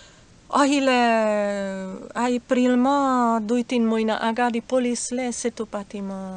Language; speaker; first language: Nepali; non-native, learner; Slovak